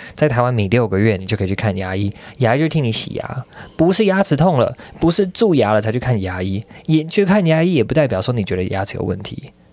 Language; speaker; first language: Chinese; native; Chinese